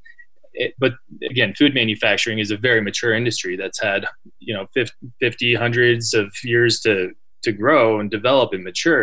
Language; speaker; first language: English; native; English